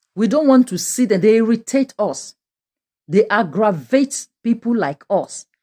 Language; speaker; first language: English; non-native, local second language; Yoruba